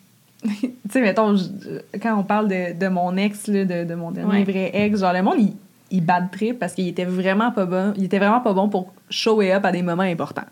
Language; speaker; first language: French; native; French